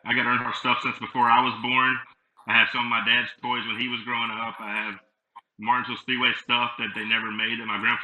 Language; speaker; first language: English; native; English